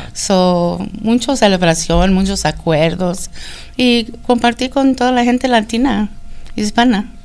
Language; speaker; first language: Spanish; early bilingual, heritage; Spanish